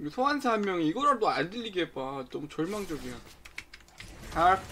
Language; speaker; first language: Korean; native; Korean